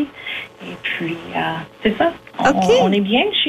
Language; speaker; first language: French; native; French